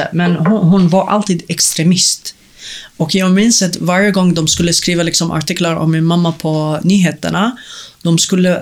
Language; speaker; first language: Swedish; non-native, fluent; Arabic